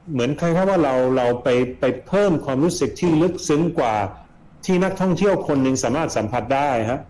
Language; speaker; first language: Thai; early bilingual, other home language; Swedish